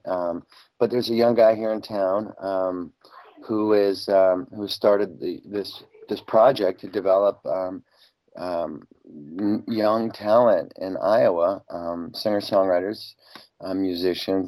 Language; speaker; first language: English; native; English